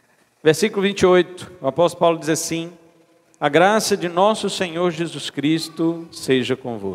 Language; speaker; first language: Portuguese; native; Portuguese